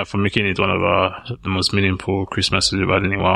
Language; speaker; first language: English; non-native, local second language; Yoruba